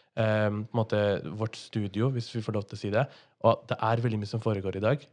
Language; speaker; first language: Norwegian; early bilingual, other home language; Punjabi